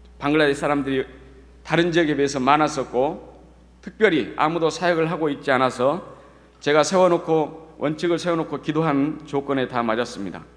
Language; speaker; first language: Korean; native; Korean